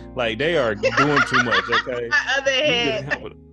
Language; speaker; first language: English; native; English